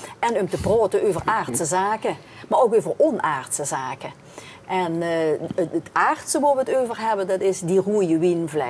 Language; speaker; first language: Dutch; native; Dutch